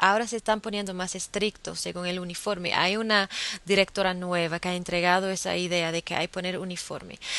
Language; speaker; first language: Spanish; non-native, fluent; English